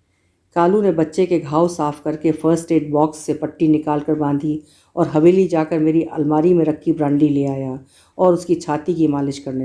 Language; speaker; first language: Hindi; native; Hindi